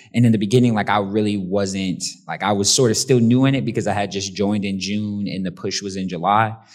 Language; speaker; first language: English; native; English